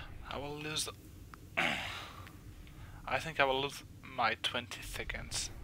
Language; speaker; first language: English; non-native, learner; French